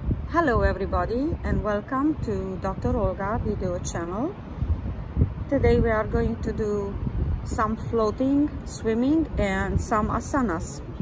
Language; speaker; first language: English; non-native, fluent; Romanian